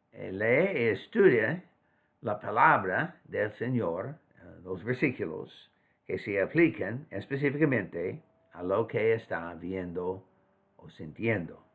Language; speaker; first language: Spanish; non-native, fluent; English